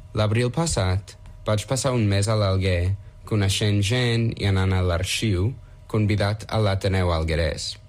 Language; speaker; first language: Catalan; non-native, fluent; English